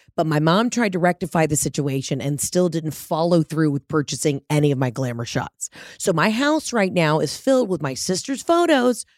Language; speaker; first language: English; early bilingual, other home language; Italian